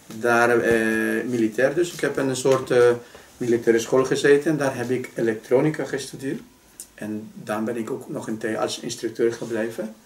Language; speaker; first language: Dutch; non-native, fluent; Spanish